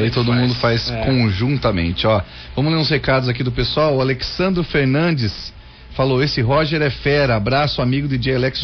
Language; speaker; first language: Portuguese; native; Portuguese